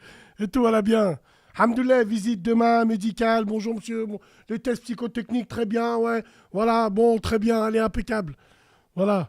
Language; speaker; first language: French; native; French